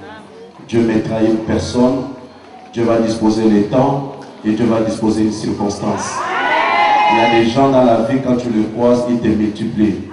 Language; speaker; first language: French; non-native, local second language; Lingala